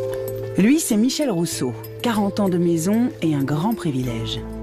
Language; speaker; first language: French; native; French